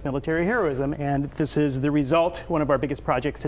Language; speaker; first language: English; native; English